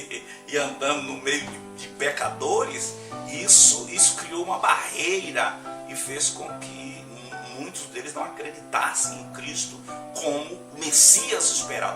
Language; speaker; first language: Portuguese; native; Portuguese